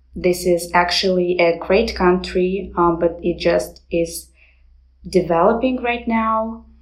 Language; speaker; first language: English; non-native, fluent; Romanian